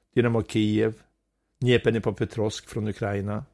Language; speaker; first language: Swedish; native; Swedish